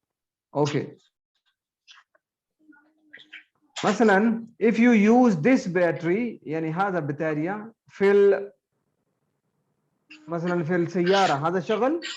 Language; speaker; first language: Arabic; non-native, learner; Urdu